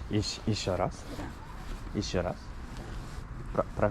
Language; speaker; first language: Russian; non-native, learner; Norwegian